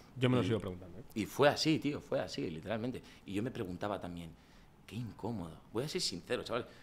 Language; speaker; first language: Spanish; native; Spanish